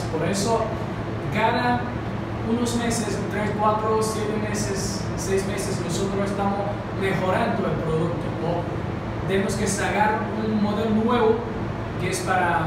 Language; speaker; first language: Spanish; non-native, learner; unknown